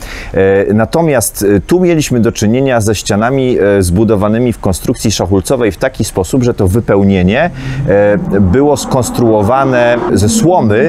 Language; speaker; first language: Polish; native; Polish